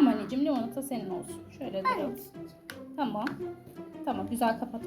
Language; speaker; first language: Turkish; native; Turkish